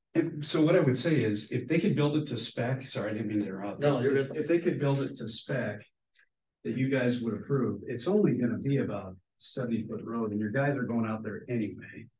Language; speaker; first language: English; native; English